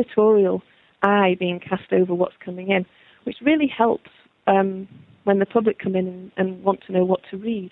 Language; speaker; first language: English; native; English